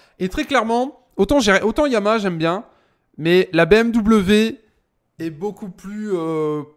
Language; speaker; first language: French; native; French